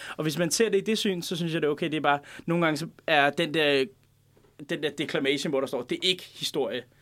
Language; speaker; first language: Danish; native; Danish